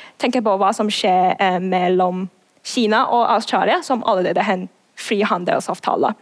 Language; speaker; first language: Norwegian; non-native, fluent; Cantonese